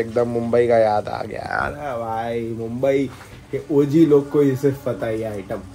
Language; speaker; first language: Hindi; non-native, local second language; Marathi